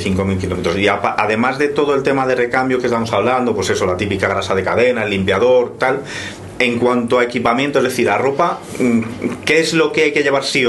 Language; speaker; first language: Spanish; native; Spanish